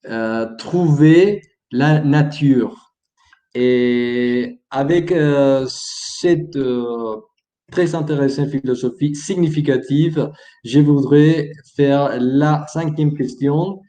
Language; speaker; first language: French; non-native, learner; Spanish